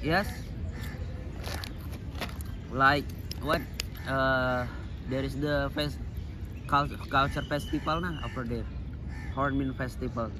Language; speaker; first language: English; non-native, learner; Indonesian